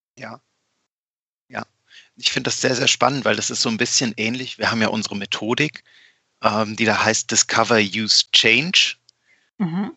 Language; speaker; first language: German; native; German